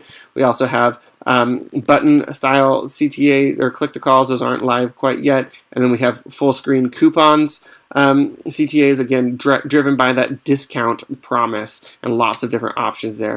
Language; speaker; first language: English; native; English